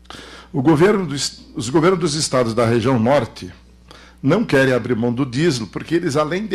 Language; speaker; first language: Portuguese; native; Portuguese